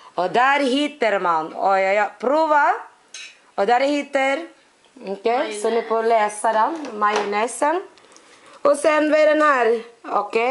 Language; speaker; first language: Swedish; non-native, learner; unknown